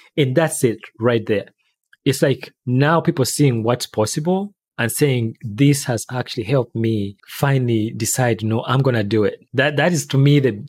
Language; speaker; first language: English; non-native, local second language; Ganda